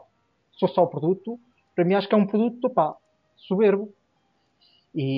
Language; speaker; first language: Portuguese; native; Portuguese